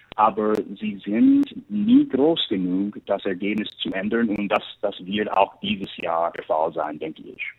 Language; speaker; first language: German; non-native, fluent; English